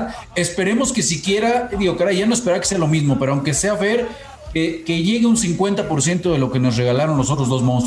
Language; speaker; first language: Spanish; native; Spanish